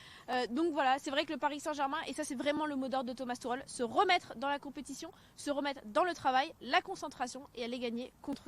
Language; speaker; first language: French; native; French